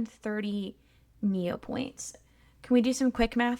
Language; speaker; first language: English; native; English